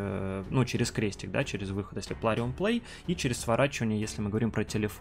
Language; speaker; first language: Russian; native; Russian